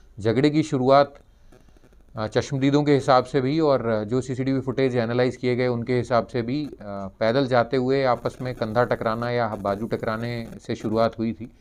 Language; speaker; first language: Hindi; native; Hindi